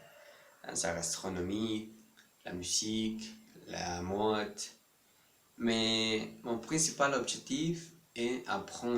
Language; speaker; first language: French; non-native, learner; Spanish